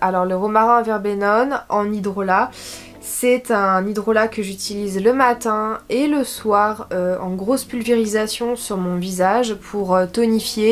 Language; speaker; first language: French; native; French